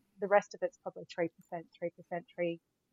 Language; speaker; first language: English; native; English